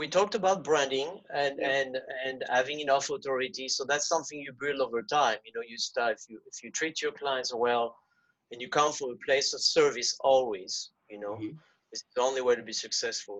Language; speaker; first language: English; non-native, fluent; French